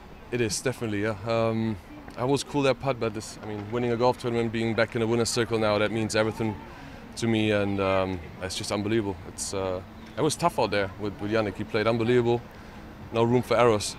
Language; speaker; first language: English; non-native, fluent; German